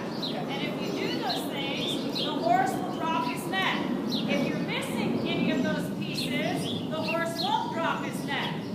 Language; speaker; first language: English; native; English